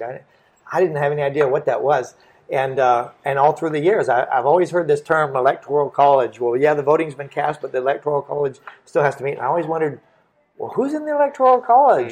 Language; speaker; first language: English; native; English